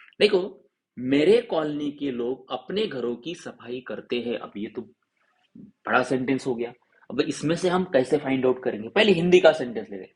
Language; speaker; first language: Hindi; non-native, local second language; Marathi